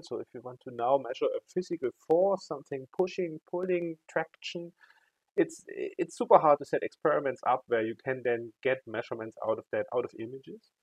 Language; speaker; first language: English; non-native, fluent; German